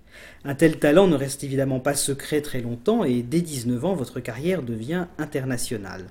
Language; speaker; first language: French; native; French